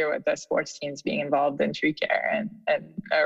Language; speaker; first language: English; native; English